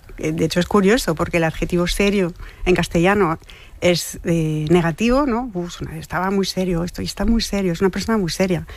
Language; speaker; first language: Spanish; non-native, fluent; French